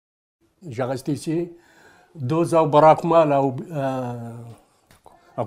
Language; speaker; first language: French; non-native, local second language; Arabic